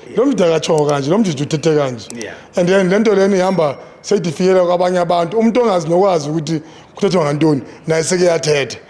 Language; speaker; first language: Zulu; non-native, local second language; Xhosa